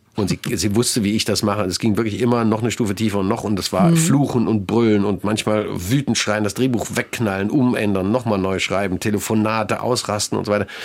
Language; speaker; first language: German; native; German